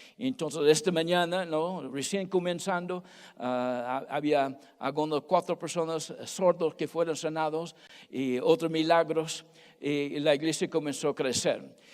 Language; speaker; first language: Spanish; non-native, fluent; English